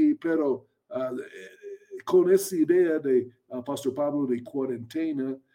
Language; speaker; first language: Spanish; non-native, fluent; English